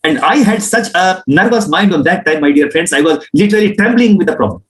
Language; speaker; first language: English; non-native, local second language; Hindi